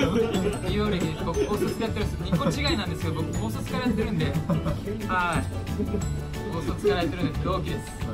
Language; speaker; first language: Japanese; native; Japanese